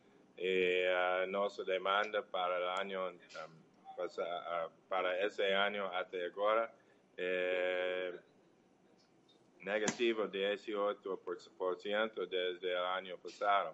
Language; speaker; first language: Portuguese; non-native, learner; English